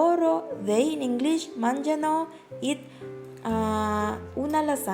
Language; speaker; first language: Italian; non-native, learner; Filipino